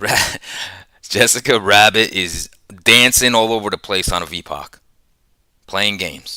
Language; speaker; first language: English; native; English